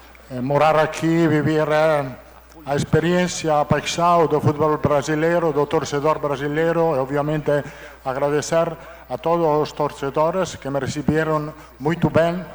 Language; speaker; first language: Portuguese; non-native, learner; Italian